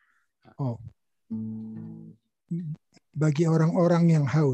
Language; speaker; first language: Indonesian; native; Indonesian